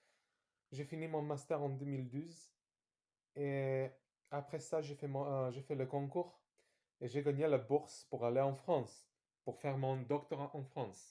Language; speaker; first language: French; non-native, fluent; Serbian